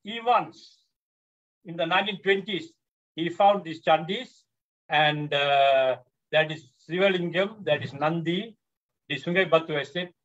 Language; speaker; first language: English; non-native, local second language; Tamil